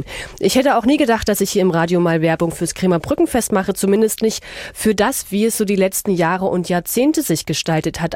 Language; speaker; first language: German; native; German